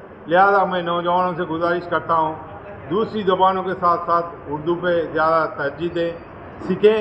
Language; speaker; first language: Urdu; native; Urdu